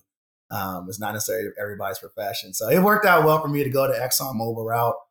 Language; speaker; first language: English; native; English